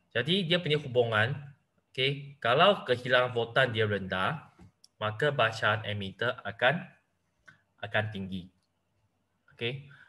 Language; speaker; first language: Malay; non-native, local second language; Chinese